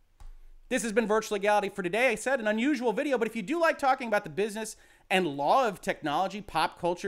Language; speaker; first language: English; native; English